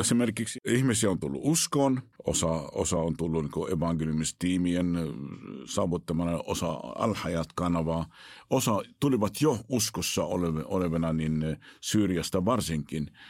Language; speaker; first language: Finnish; non-native, fluent; Arabic